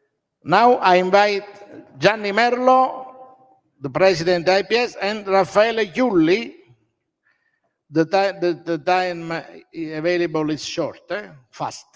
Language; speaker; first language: English; non-native, learner; Italian